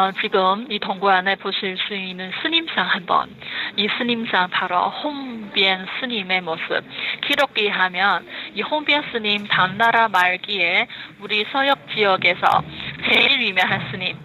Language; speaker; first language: Korean; non-native, fluent; Chinese